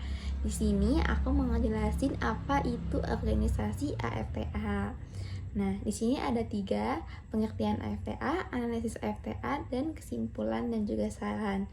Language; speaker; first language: Indonesian; native; Indonesian